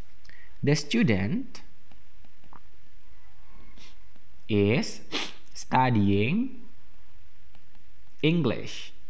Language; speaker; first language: English; non-native, fluent; Indonesian